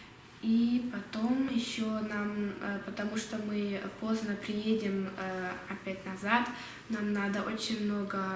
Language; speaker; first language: Russian; early bilingual, heritage; Russian